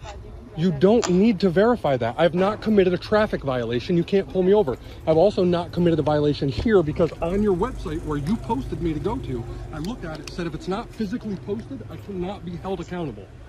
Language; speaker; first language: English; native; English